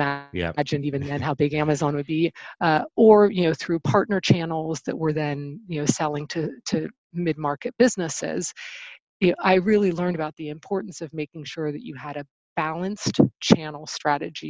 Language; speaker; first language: English; native; English